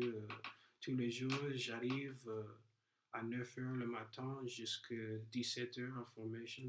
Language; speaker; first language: French; non-native, learner; English